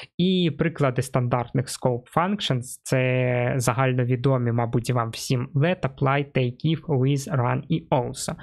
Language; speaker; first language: Ukrainian; non-native, local second language; Russian